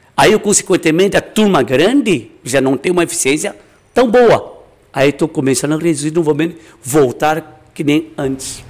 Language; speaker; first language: Portuguese; non-native, fluent; Chinese